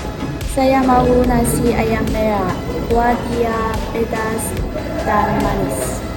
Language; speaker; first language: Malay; non-native, learner; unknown